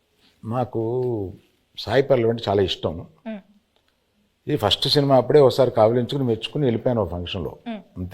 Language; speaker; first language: Telugu; native; Telugu